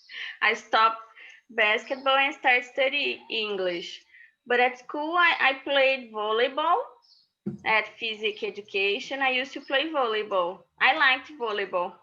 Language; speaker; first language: English; non-native, learner; Portuguese